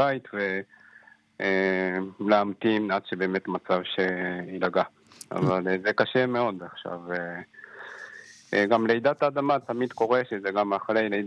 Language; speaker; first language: Hebrew; non-native, fluent; Japanese